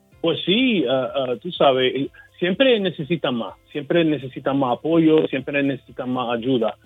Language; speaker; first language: Spanish; early bilingual, heritage; Spanish